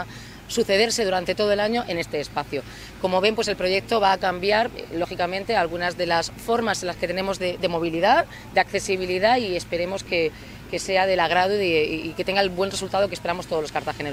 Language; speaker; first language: Spanish; native; Spanish